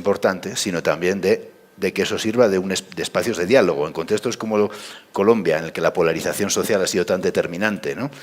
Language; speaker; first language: Spanish; native; Spanish